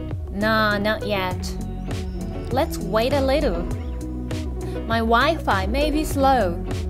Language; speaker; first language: English; non-native, fluent; Japanese